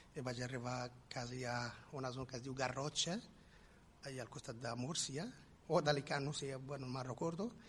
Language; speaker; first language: Catalan; non-native, learner; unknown